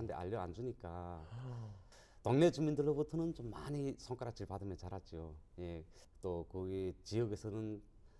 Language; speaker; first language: Korean; native; Korean